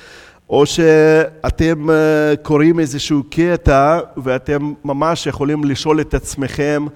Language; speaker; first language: Hebrew; non-native, fluent; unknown